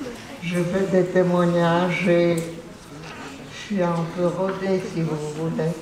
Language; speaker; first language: French; non-native, fluent; Polish